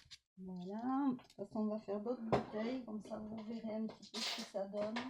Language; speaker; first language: French; native; French